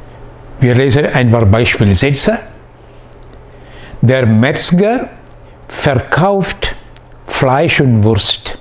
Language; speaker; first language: German; non-native, fluent; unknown